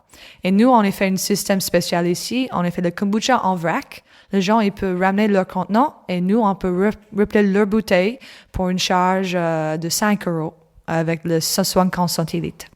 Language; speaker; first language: French; non-native, learner; English